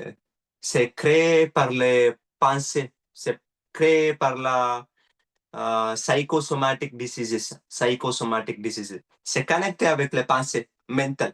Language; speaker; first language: French; non-native, learner; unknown